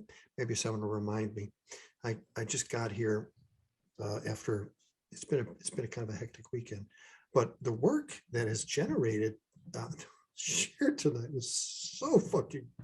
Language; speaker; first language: English; native; English